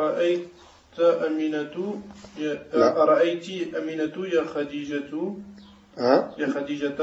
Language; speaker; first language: Arabic; non-native, learner; French